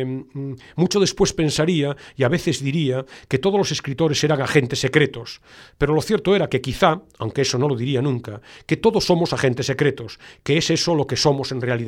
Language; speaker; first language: Spanish; native; Spanish